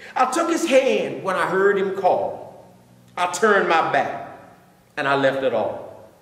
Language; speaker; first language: English; native; English